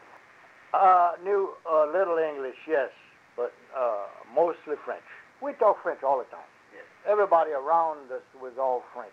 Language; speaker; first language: English; early bilingual, other home language; French